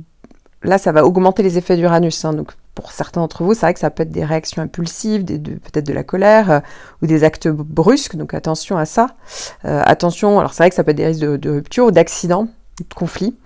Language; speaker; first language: French; native; French